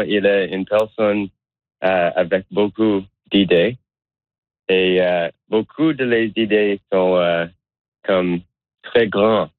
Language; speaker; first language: French; non-native, learner; English